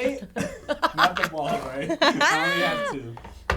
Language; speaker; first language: English; native; English